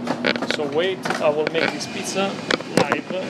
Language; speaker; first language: English; non-native, fluent; Italian